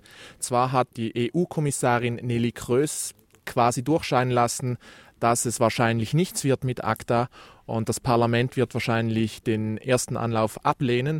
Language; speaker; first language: German; native; German